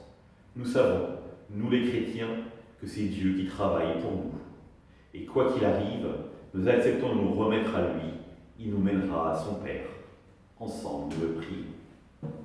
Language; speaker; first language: French; native; French